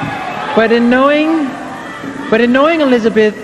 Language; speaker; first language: English; native; English